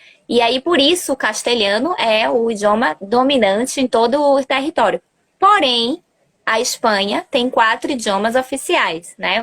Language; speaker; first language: Portuguese; early bilingual, other home language; Spanish